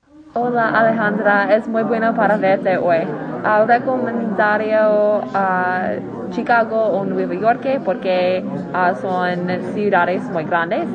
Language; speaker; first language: Spanish; non-native, learner; English